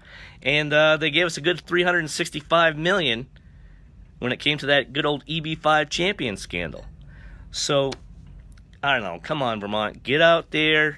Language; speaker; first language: English; native; English